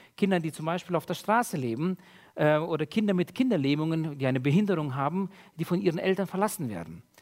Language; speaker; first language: German; early bilingual, other home language; Russian